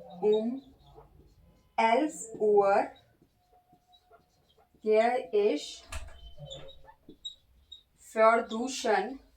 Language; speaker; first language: German; non-native, learner; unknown